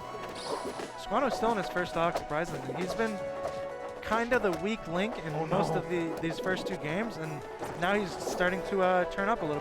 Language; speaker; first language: English; native; English